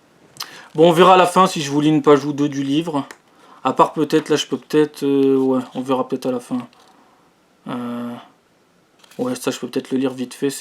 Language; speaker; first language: French; native; French